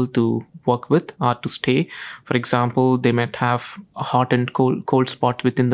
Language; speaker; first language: English; non-native, local second language; Tamil